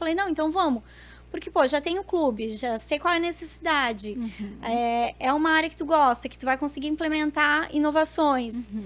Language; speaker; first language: Portuguese; early bilingual, other home language; Spanish